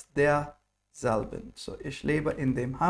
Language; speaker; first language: German; non-native, fluent; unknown